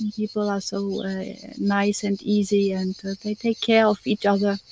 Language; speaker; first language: English; non-native, learner; German